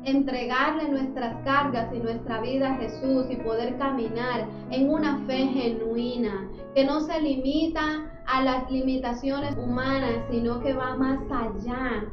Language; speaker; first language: Spanish; native; Spanish